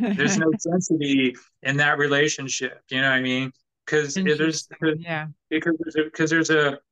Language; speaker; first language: English; native; English